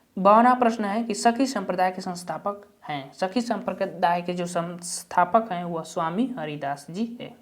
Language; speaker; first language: Hindi; native; Hindi